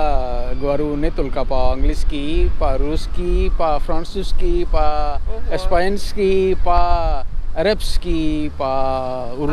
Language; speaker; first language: Russian; non-native, learner; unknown